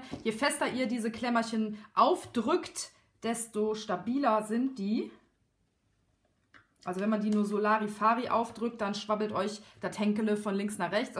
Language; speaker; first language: German; native; German